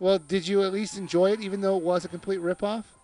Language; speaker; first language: English; native; English